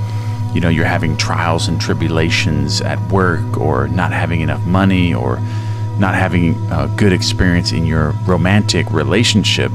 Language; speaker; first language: English; native; English